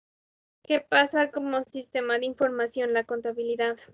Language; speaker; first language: Spanish; native; Spanish